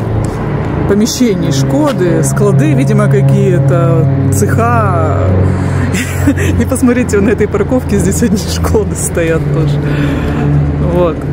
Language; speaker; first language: Russian; native; Russian